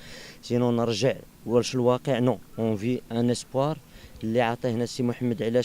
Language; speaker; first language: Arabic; native; Arabic